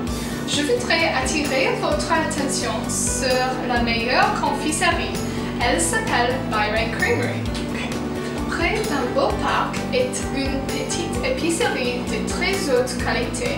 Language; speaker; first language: French; non-native, learner; English